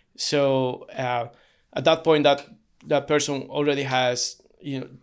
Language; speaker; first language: English; non-native, fluent; Spanish